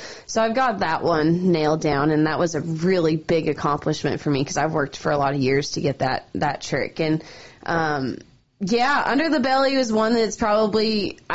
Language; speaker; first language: English; native; English